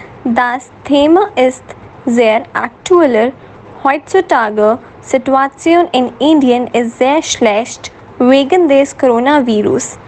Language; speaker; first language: German; non-native, learner; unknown